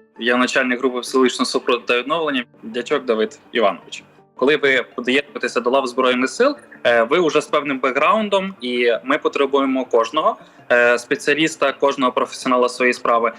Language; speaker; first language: Ukrainian; native; Ukrainian